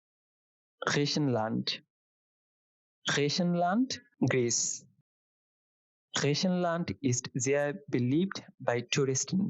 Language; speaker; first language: German; non-native, fluent; Bangla